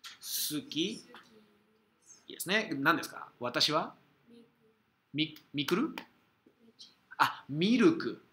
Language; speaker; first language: Japanese; non-native, fluent; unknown